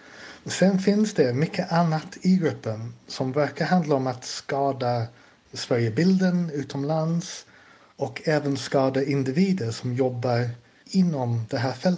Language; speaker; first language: Swedish; non-native, fluent; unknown